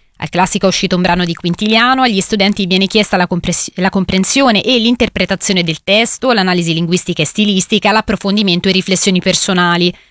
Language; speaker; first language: Italian; native; Italian